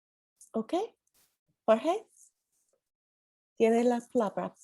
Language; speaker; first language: Spanish; non-native, learner; English